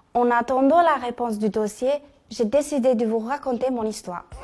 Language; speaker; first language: French; non-native, fluent; Albanian